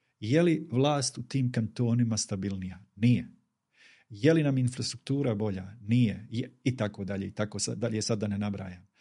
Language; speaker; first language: Bosnian; native; Bosnian